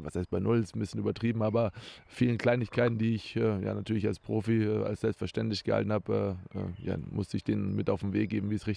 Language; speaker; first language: German; native; German